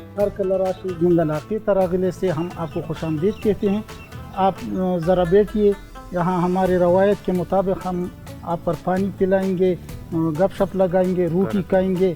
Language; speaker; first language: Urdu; non-native, local second language; Pashto